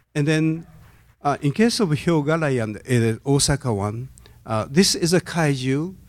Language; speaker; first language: English; non-native, learner; Japanese